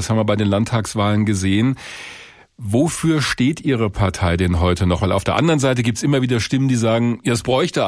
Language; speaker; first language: German; native; German